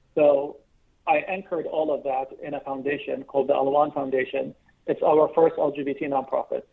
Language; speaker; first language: English; non-native, fluent; Arabic